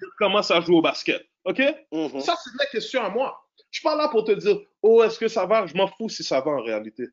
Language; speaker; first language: French; native; French